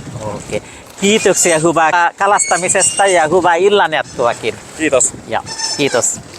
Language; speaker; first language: Finnish; non-native, fluent; Bangla